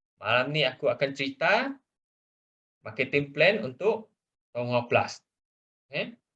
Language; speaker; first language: Malay; non-native, local second language; Chinese